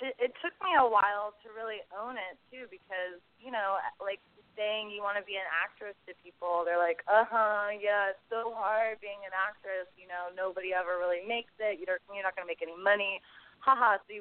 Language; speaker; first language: English; native; English